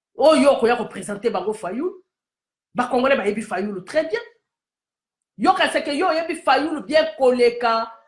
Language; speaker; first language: Lingala; non-native, local second language; Kituba (Democratic Republic of Congo)